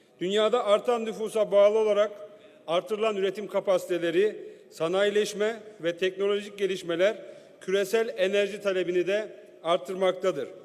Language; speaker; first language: Turkish; native; Turkish